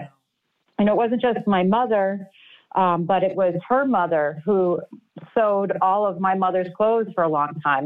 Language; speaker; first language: English; native; English